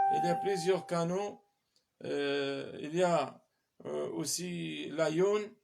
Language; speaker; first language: French; non-native, local second language; Arabic